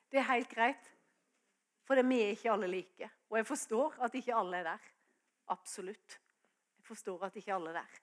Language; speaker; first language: Norwegian; native; Norwegian